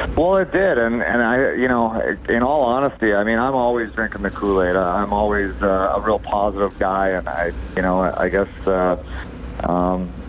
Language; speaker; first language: English; native; English